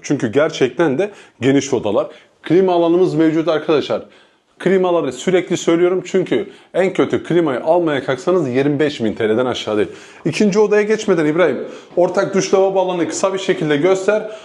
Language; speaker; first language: Turkish; native; Turkish